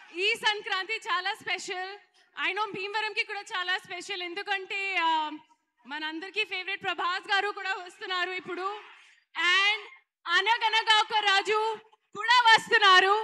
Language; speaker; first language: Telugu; non-native, learner; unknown